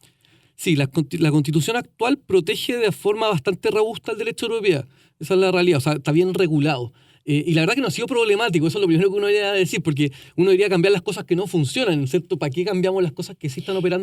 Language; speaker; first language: Spanish; native; Spanish